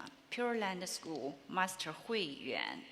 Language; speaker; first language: English; non-native, learner; Chinese